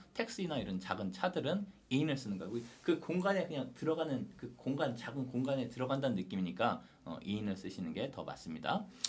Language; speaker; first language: Korean; native; Korean